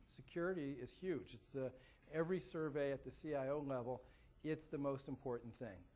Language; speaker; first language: English; native; English